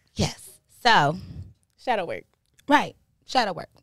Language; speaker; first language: English; native; English